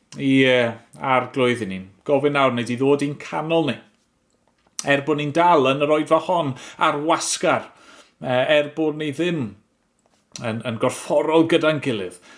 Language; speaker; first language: Welsh; native; Welsh